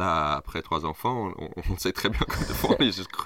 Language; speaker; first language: French; non-native, fluent; English